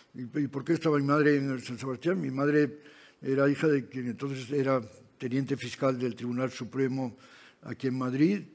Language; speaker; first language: Spanish; native; Spanish